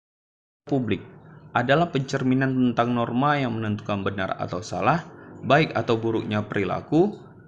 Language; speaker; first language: Indonesian; native; Indonesian